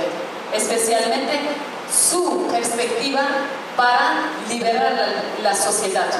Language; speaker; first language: Spanish; non-native, fluent; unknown